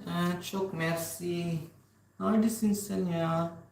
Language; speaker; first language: Turkish; non-native, learner; Filipino